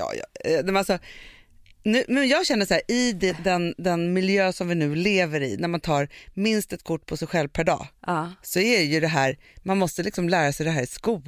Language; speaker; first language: Swedish; native; Swedish